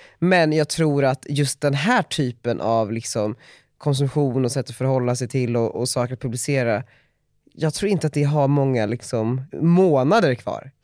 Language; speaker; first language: Swedish; native; Swedish